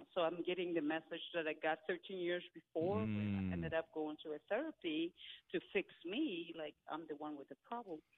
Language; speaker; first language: English; non-native, fluent; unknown